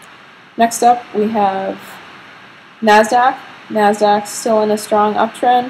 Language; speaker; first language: English; native; English